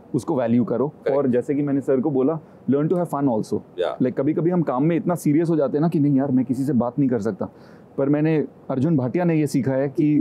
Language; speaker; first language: Hindi; native; Hindi